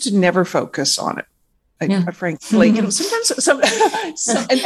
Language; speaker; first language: English; native; English